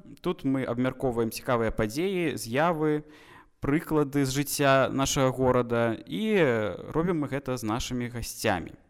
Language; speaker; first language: Belarusian; non-native, local second language; Russian